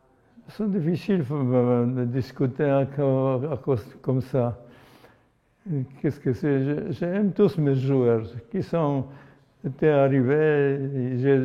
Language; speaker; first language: French; non-native, learner; Polish